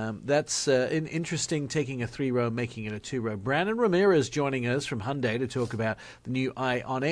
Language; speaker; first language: English; native; English